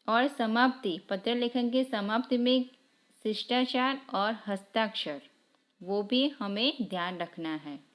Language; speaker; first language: Hindi; non-native, local second language; Gujarati